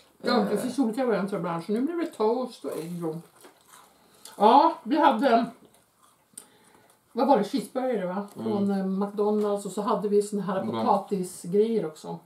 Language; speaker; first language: Swedish; native; Swedish